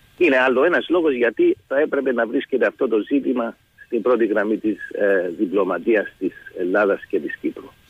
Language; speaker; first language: Greek; early bilingual, heritage; Greek